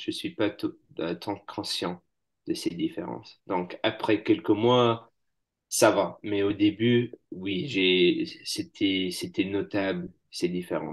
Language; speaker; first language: French; non-native, fluent; English